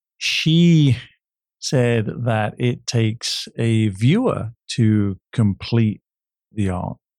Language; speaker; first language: English; native; English